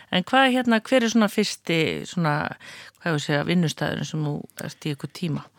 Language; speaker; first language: Icelandic; native; Icelandic